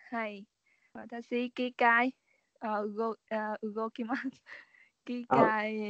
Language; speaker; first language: Japanese; non-native, learner; Vietnamese